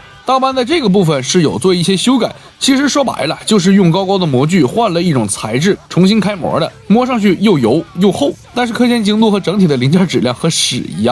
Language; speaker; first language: Chinese; native; Chinese